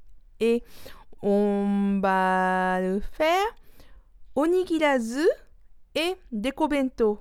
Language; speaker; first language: French; non-native, learner; Japanese